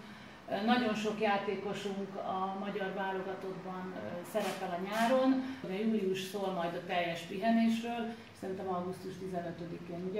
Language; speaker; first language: Hungarian; native; Hungarian